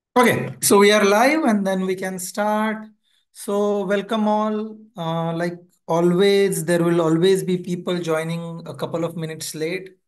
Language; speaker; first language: English; non-native, local second language; Hindi